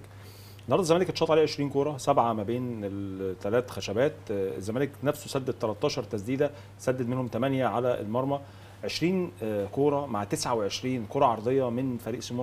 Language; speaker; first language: Arabic; native; Arabic